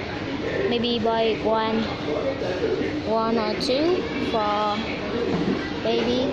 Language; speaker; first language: English; non-native, learner; Vietnamese